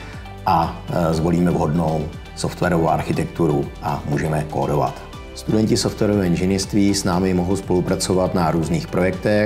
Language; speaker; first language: Czech; native; Czech